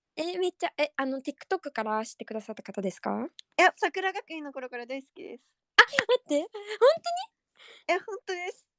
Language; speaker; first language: Japanese; native; Japanese